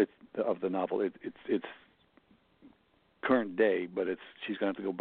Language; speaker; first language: English; native; English